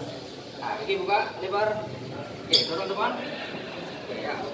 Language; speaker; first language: Indonesian; native; Indonesian